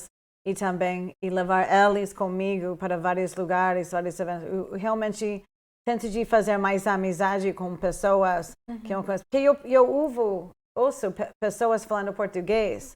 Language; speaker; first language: Portuguese; non-native, fluent; English